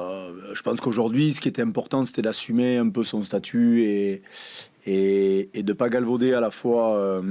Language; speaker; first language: French; native; French